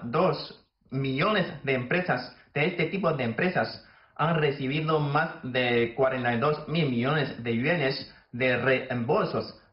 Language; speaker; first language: Spanish; non-native, fluent; Chinese